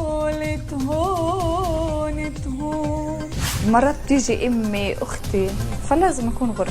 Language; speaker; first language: Arabic; native; Arabic